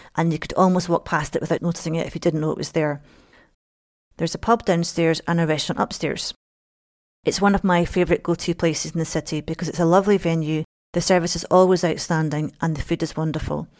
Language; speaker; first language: English; native; English